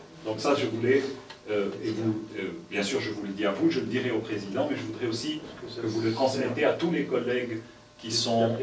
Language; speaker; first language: French; native; French